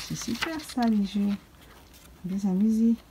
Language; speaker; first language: French; native; French